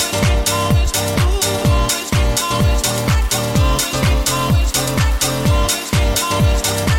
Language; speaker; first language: English; native; English